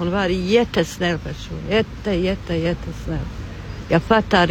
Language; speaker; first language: Swedish; non-native, learner; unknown